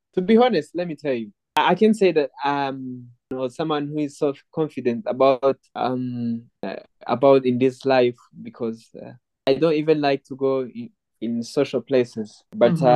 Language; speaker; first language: English; non-native, local second language; Kinyarwanda